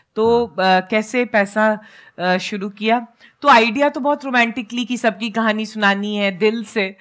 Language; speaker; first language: Hindi; native; Hindi